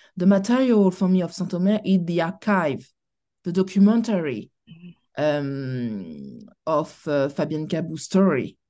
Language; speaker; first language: English; non-native, learner; French